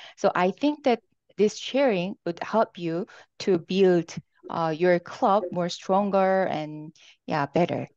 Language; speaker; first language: English; non-native, fluent; Korean